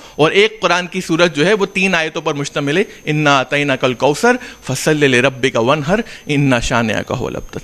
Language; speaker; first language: Urdu; native; Urdu